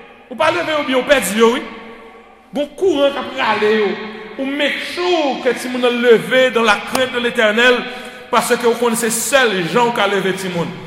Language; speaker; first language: French; native; French